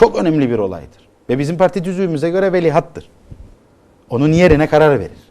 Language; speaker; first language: Turkish; native; Turkish